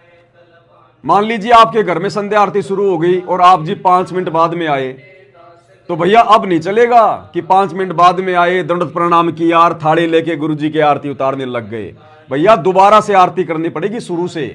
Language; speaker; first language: Hindi; native; Hindi